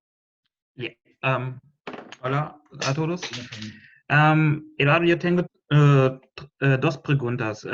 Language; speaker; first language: Spanish; non-native, fluent; German